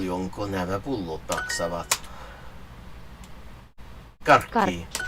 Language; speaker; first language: Finnish; non-native, learner; English